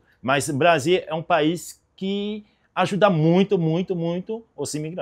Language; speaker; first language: Portuguese; non-native, learner; Haitian Creole